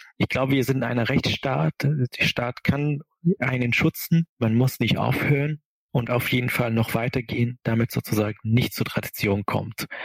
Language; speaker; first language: German; non-native, fluent; Arabic